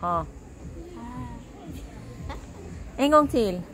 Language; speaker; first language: Swedish; non-native, learner; Filipino